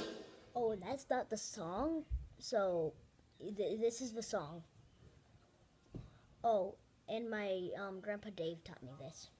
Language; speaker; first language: English; native; English